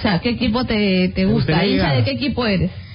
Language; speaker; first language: Spanish; native; Spanish